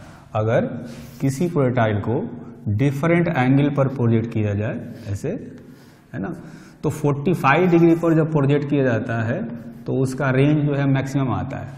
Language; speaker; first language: Hindi; native; Hindi